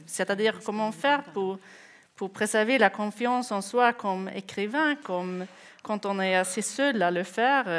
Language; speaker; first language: French; non-native, fluent; Swedish